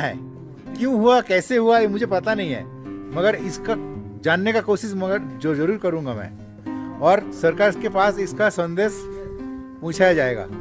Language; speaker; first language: Hindi; non-native, local second language; Bangla